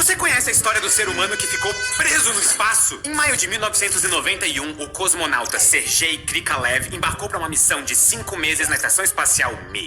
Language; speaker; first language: Portuguese; native; Portuguese